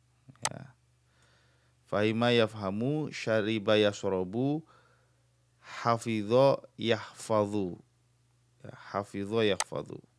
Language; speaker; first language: Arabic; non-native, fluent; Indonesian